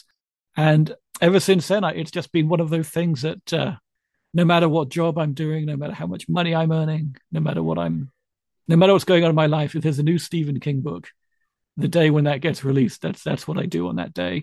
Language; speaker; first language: English; native; English